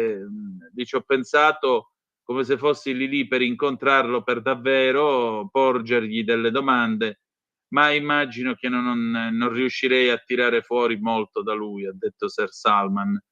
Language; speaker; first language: Italian; native; Italian